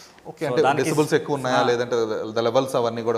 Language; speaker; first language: Telugu; native; Telugu